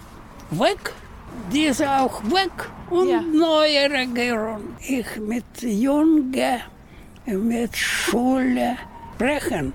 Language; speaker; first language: German; non-native, learner; Russian